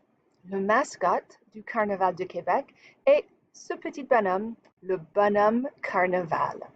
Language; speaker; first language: French; non-native, fluent; English